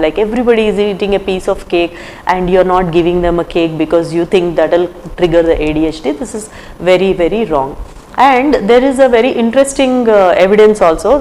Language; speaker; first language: English; non-native, local second language; Telugu